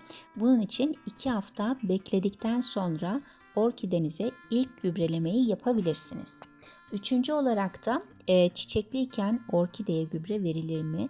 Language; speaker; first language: Turkish; native; Turkish